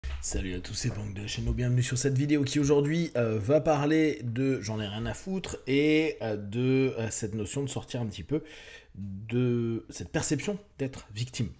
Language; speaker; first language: French; native; French